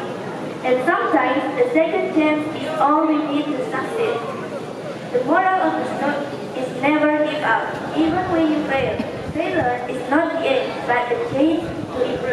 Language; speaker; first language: English; non-native, learner; Indonesian